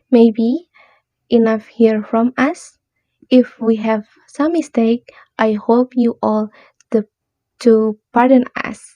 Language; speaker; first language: English; non-native, learner; Indonesian